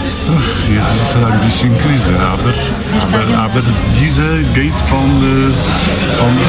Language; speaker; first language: German; non-native, learner; Polish